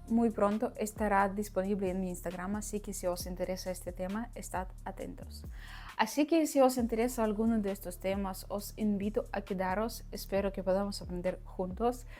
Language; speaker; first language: Spanish; non-native, fluent; Russian